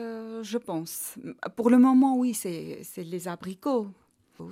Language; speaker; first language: French; non-native, fluent; Armenian